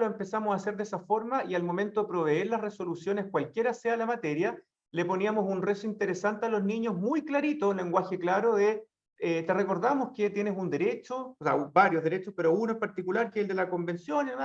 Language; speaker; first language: Spanish; native; Spanish